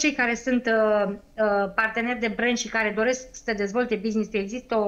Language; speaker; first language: Romanian; native; Romanian